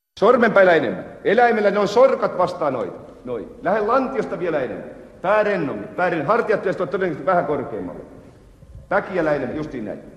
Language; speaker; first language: Finnish; native; Finnish